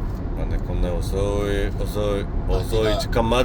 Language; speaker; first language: Japanese; non-native, fluent; Korean